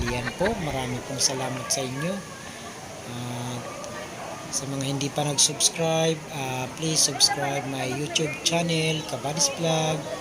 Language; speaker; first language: Filipino; non-native, local second language; Cebuano